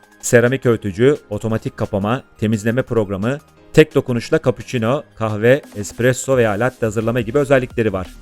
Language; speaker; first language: Turkish; native; Turkish